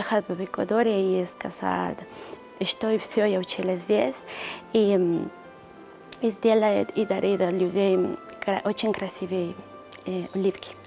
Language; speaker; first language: Russian; non-native, learner; Spanish